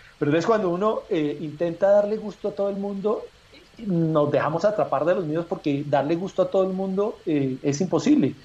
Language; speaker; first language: Spanish; native; Spanish